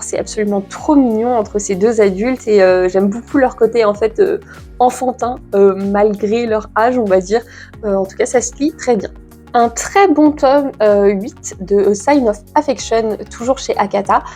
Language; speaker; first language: French; native; French